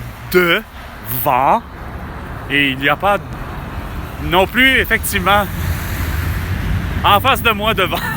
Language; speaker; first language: French; native; French